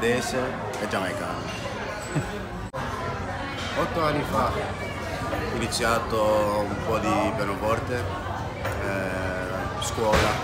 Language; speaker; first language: Italian; non-native, learner; Dutch